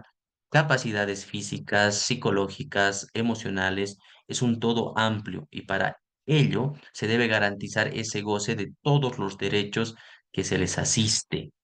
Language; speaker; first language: Spanish; native; Spanish